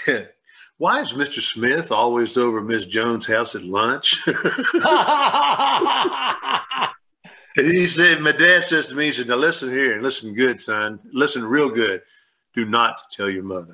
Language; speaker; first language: English; native; English